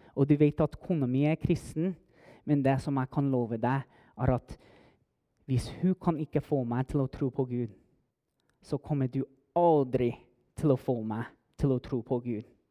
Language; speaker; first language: Norwegian; non-native, fluent; English